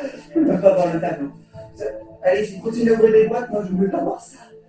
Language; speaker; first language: French; native; French